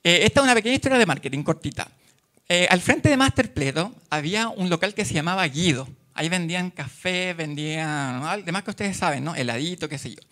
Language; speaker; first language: Spanish; native; Spanish